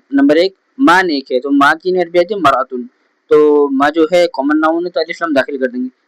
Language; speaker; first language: Urdu; native; Urdu